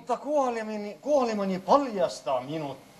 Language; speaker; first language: Finnish; non-native, learner; Arabic